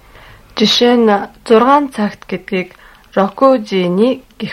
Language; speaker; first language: Mongolian; native; Mongolian